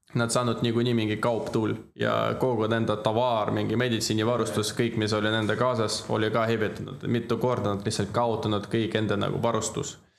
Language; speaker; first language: Estonian; non-native, learner; Ukrainian